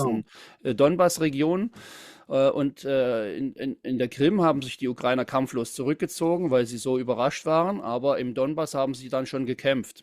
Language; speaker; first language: German; native; German